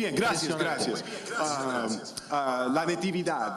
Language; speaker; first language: Spanish; non-native, learner; English